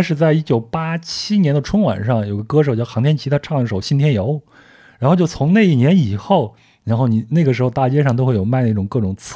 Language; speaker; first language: Chinese; native; Chinese